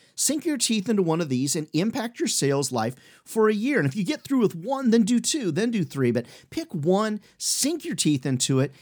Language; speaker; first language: English; native; English